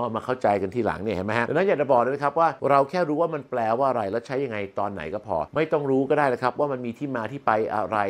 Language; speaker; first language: Thai; non-native, local second language; English